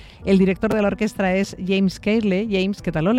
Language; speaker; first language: Spanish; native; Spanish